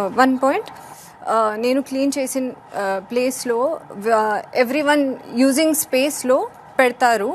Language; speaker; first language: Telugu; non-native, learner; Hindi